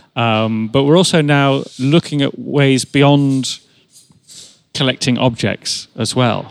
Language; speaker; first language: English; native; English